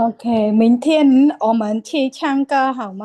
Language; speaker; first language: Chinese; non-native, learner; Khmer